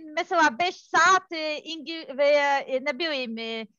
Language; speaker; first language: Turkish; non-native, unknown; Serbian